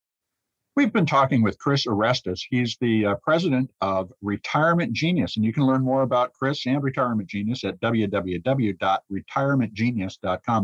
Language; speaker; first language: English; native; English